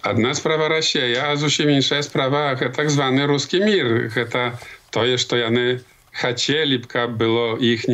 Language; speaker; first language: Polish; non-native, local second language; Belarusian